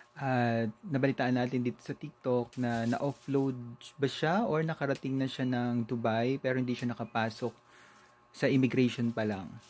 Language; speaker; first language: Filipino; native; Filipino